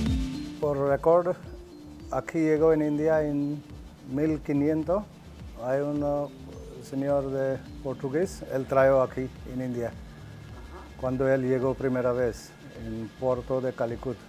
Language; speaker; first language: Spanish; non-native, learner; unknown